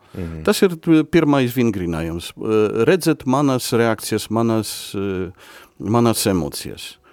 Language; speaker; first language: Latvian; non-native, fluent; Polish